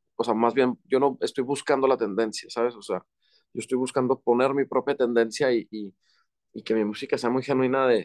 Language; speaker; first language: Spanish; native; Spanish